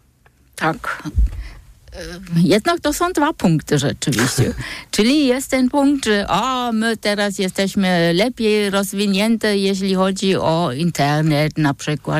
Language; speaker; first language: Polish; non-native, fluent; German